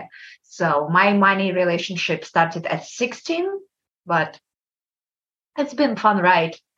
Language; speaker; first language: English; non-native, fluent; Kazakh